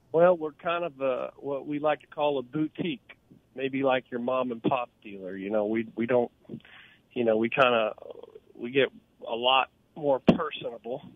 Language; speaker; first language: English; native; English